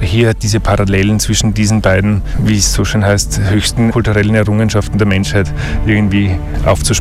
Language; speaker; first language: German; native; German